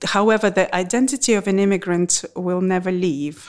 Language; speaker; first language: English; non-native, fluent; Russian